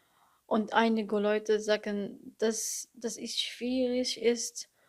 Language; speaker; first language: German; non-native, learner; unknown